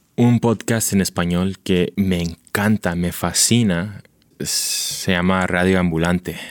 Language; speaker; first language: Spanish; early bilingual, heritage; Spanish